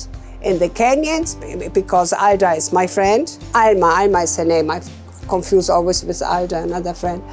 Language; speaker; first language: English; non-native, fluent; German